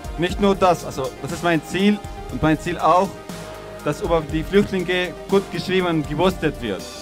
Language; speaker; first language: German; non-native, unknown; Arabic